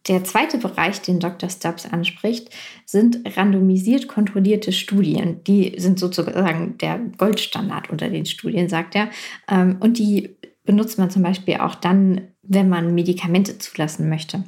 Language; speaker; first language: German; native; German